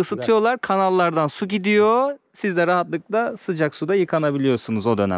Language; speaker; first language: Turkish; native; Turkish